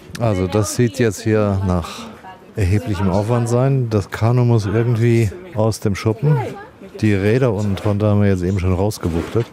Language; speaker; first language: German; native; German